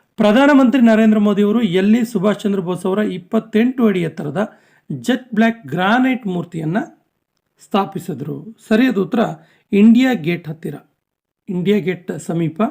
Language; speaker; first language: Kannada; native; Kannada